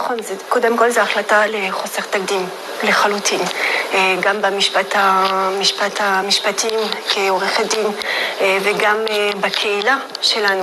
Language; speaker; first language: Hebrew; non-native, fluent; French